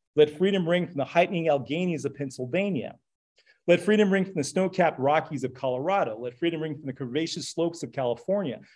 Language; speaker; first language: English; native; English